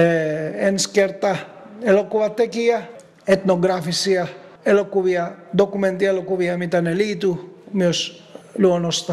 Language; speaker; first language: Finnish; non-native, fluent; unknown